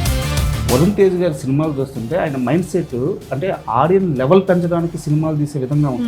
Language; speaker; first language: Telugu; native; Telugu